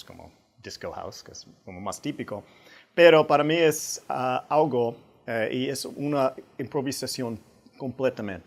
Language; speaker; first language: Spanish; non-native, fluent; English